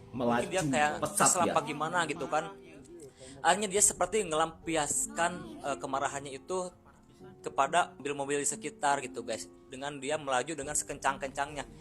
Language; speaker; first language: Indonesian; native; Indonesian